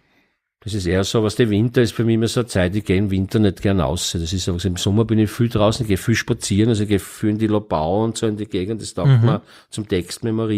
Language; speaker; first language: German; native; German